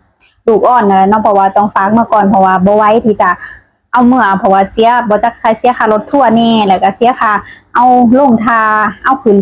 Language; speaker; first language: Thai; non-native, local second language; Lao